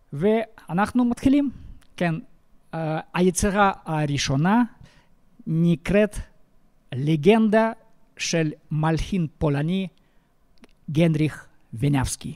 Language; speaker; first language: Hebrew; non-native, learner; Russian